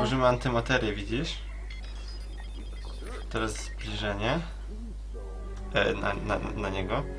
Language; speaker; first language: Polish; native; Polish